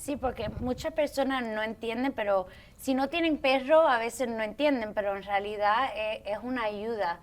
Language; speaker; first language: Spanish; early bilingual, heritage; Spanish